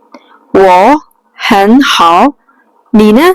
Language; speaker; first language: Chinese; non-native, fluent; Burmese